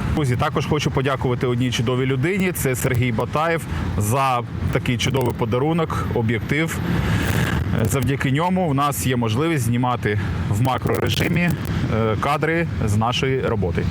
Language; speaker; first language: Ukrainian; native; Ukrainian